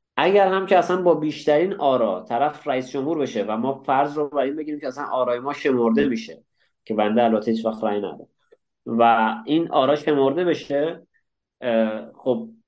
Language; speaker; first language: Persian; native; Persian